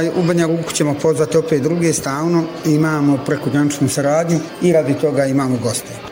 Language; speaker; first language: Bosnian; non-native, local second language; Italian